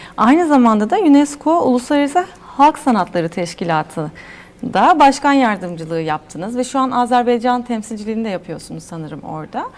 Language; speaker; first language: Turkish; native; Turkish